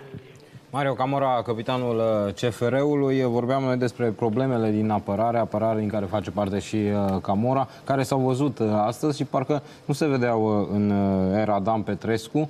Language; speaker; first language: Romanian; native; Romanian